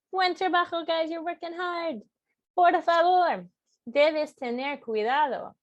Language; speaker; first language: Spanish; non-native, fluent; English